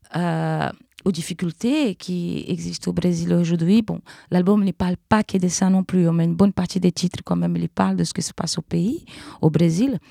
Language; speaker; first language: French; non-native, fluent; Portuguese